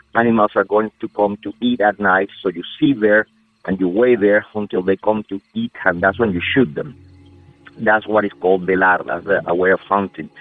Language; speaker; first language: English; non-native, fluent; Spanish